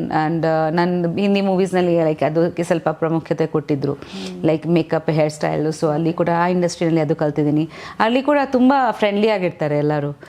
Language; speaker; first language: Kannada; non-native, fluent; Bangla